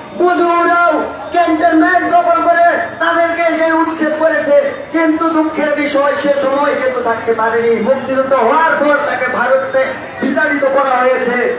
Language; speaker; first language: Bangla; non-native, local second language; Santali